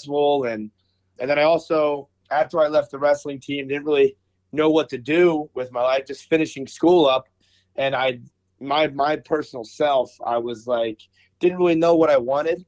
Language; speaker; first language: English; native; English